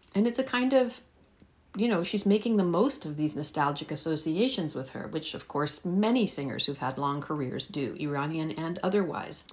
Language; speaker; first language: English; early bilingual, heritage; Persian